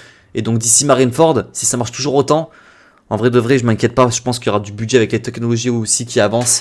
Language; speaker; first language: French; native; French